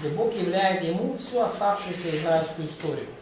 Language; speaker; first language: Russian; native; Russian